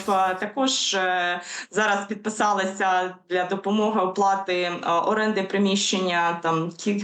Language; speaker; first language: Ukrainian; native; Ukrainian